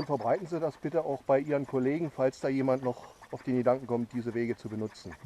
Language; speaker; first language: German; native; German